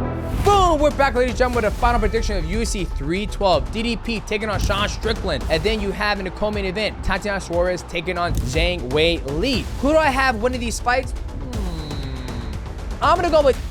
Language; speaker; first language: English; native; English